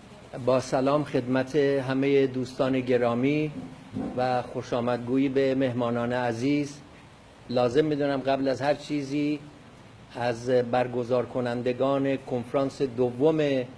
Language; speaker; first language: Persian; non-native, local second language; Kurdish